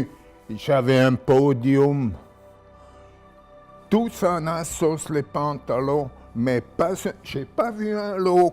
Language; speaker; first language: French; non-native, local second language; German